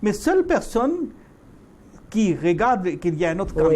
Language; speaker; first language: French; non-native, fluent; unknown